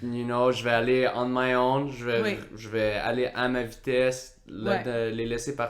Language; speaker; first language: French; native; French